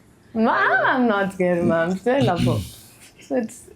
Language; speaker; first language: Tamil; non-native, learner; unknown